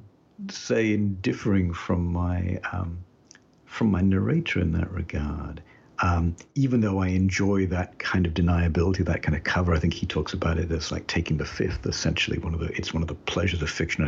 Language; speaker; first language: English; native; English